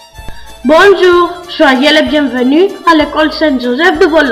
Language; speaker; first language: French; non-native, learner; Greek